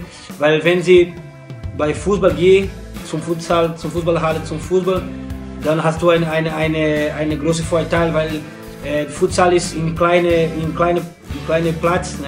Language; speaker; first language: German; non-native, learner; Portuguese